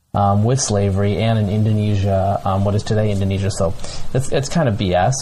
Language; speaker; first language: English; early bilingual, other home language; Bangla